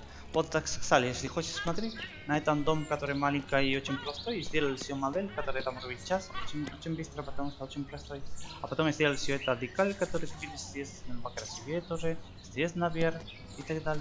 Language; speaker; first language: Russian; non-native, learner; Spanish